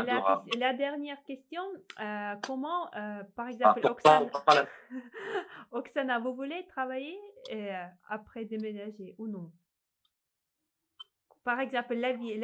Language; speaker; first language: French; non-native, fluent; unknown